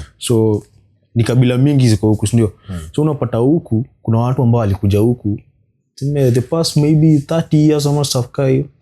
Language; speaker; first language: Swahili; native; Swahili